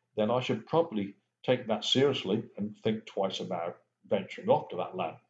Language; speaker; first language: English; native; English